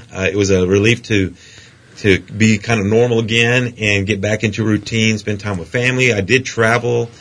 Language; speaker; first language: English; native; English